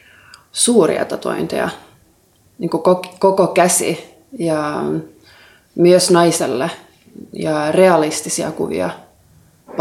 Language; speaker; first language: Finnish; non-native, local second language; Swedish